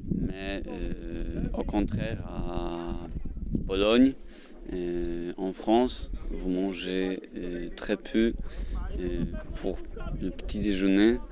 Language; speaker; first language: French; non-native, learner; Polish